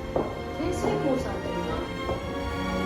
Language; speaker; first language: Japanese; native; Japanese